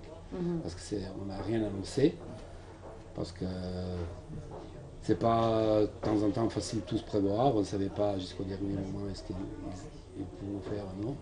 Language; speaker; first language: French; non-native, fluent; Serbian